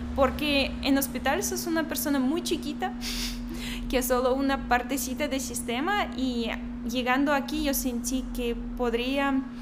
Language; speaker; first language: Spanish; non-native, fluent; Russian